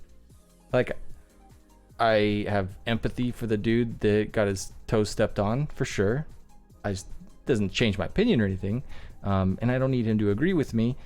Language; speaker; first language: English; native; English